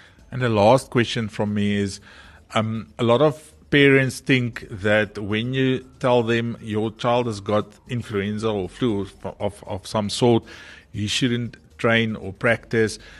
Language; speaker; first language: English; non-native, local second language; Afrikaans